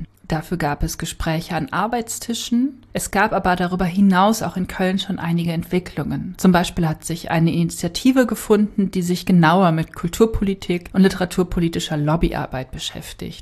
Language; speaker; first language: German; native; German